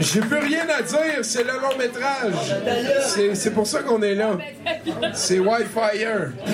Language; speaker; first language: French; native; French